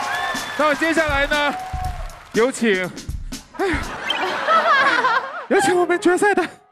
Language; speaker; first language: Chinese; native; Chinese